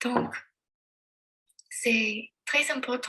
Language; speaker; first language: French; non-native, learner; English